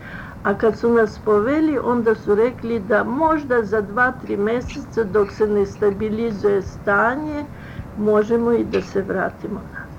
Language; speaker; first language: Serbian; early bilingual, other home language; Russian